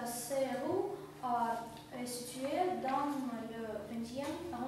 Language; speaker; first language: French; non-native, learner; Russian